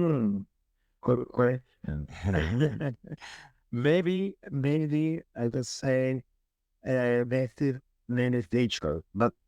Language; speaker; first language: English; non-native, learner; Spanish